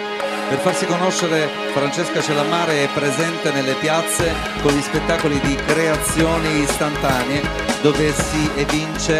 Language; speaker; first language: Italian; native; Italian